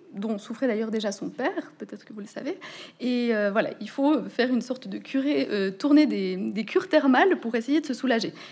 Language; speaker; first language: French; native; French